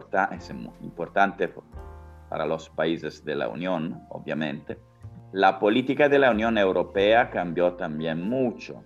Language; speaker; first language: Spanish; non-native, fluent; Italian